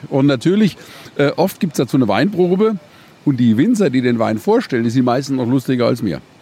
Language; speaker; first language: German; native; German